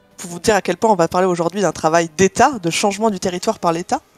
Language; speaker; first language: French; native; French